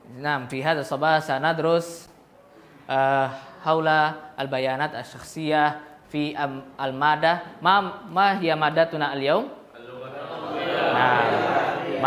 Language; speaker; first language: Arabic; non-native, fluent; Indonesian